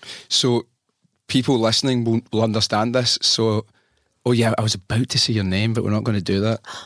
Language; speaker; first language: English; native; English